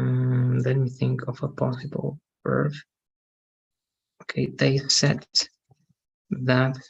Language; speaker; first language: English; non-native, fluent; Spanish